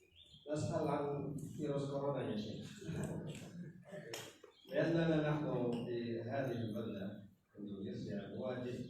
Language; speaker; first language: Arabic; non-native, fluent; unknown